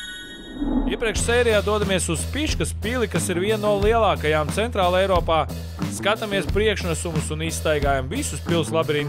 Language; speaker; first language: Latvian; native; Latvian